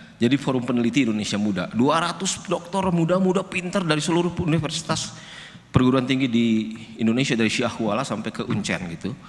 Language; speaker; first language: Indonesian; non-native, local second language; Sundanese